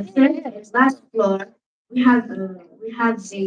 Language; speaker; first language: English; non-native, learner; Arabic